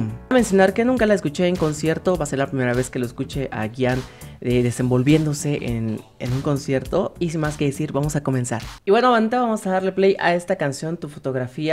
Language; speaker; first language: Spanish; native; Spanish